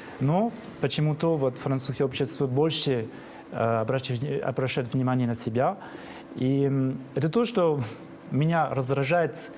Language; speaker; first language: Russian; non-native, fluent; French